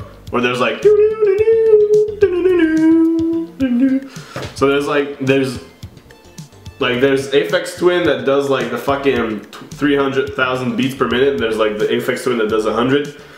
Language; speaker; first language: English; native; English